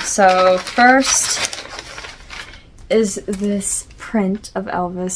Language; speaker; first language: English; native; English